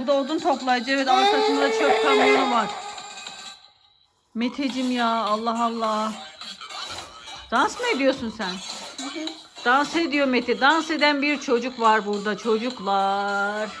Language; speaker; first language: Turkish; native; Turkish